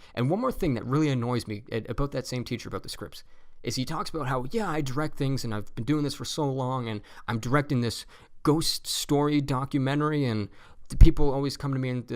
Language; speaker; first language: English; native; English